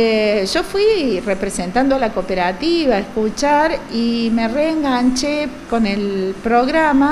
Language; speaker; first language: Spanish; native; Spanish